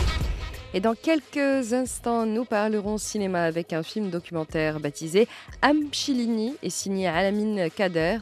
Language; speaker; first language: French; non-native, local second language; Arabic